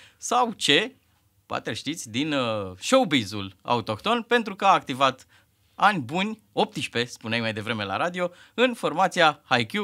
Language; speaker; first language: Romanian; native; Romanian